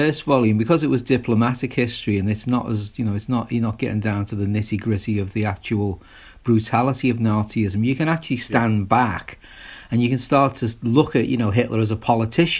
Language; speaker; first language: English; native; English